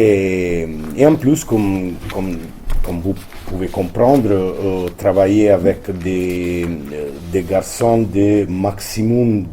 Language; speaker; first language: French; non-native, fluent; Italian